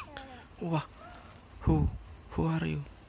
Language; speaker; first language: English; non-native, learner; Indonesian